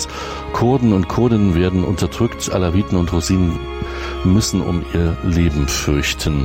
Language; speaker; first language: German; native; German